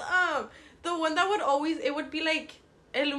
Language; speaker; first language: English; early bilingual, other home language; Spanish